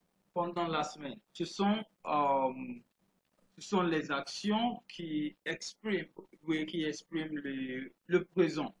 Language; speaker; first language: French; non-native, fluent; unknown